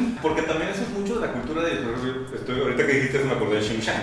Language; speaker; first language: Spanish; native; Spanish